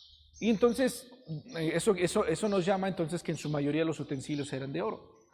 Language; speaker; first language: Spanish; native; Spanish